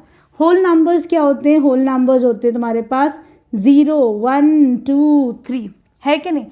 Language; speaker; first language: Hindi; native; Hindi